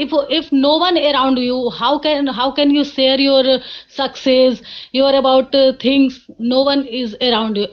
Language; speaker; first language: English; non-native, learner; Hindi